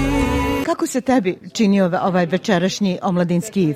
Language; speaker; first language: Serbian; native; Serbian